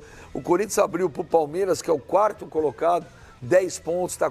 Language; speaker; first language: Portuguese; native; Portuguese